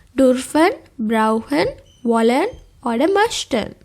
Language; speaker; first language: German; non-native, fluent; Sinhala